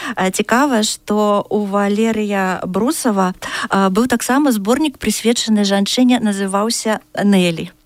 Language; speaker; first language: Belarusian; native; Belarusian